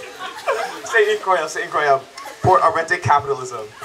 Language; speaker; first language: French; non-native, learner; English